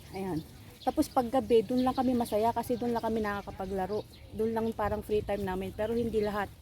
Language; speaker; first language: Filipino; non-native, local second language; Iloko